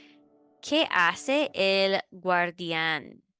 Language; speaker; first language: Spanish; non-native, fluent; English